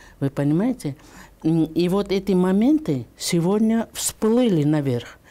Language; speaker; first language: Russian; non-native, local second language; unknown